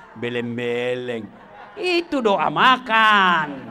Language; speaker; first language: Indonesian; non-native, local second language; Buginese